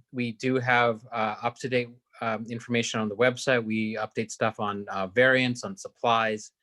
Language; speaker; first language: English; native; English